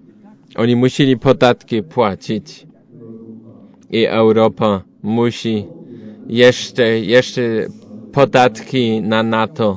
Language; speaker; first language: Polish; non-native, learner; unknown